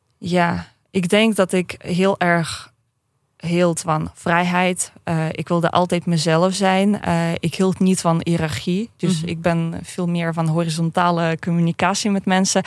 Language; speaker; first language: Dutch; non-native, fluent; Russian